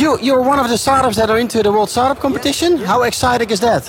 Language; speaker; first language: English; non-native, fluent; Dutch